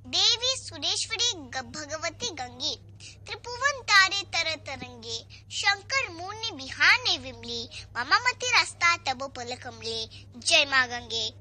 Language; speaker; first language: Hindi; native; Hindi